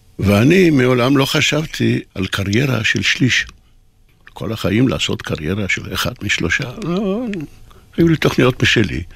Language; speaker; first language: Hebrew; non-native, fluent; Polish